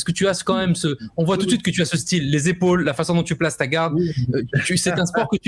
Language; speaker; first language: French; native; French